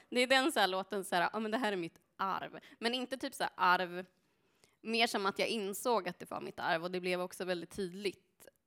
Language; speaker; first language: Swedish; early bilingual, other home language; Spanish